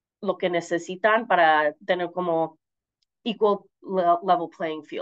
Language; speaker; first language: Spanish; early bilingual, heritage; Spanish